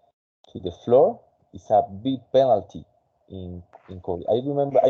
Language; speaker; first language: English; non-native, fluent; Spanish